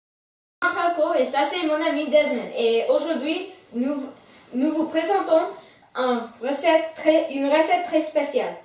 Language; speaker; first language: French; non-native, learner; English